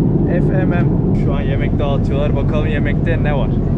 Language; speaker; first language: Turkish; native; Turkish